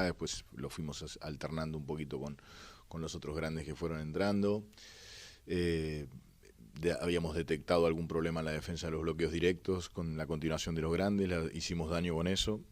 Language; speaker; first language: Spanish; native; Spanish